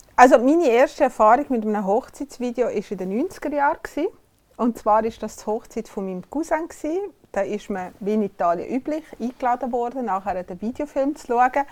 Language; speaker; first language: German; native; German